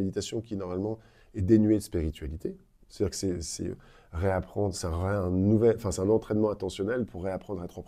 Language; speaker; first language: French; native; French